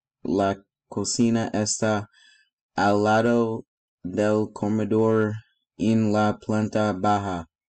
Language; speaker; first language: Spanish; non-native, learner; English